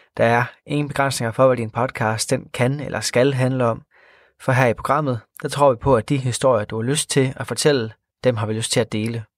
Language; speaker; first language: Danish; native; Danish